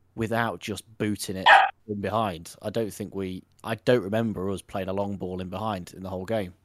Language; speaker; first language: English; native; English